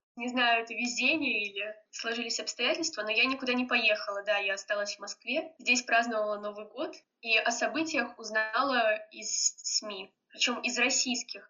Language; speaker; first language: Russian; native; Russian